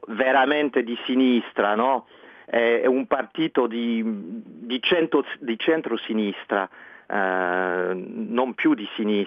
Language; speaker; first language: Italian; non-native, fluent; French